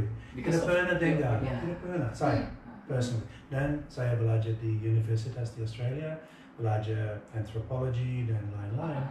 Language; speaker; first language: Indonesian; non-native, fluent; English